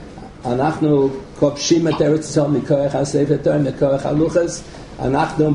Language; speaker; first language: Hebrew; non-native, fluent; English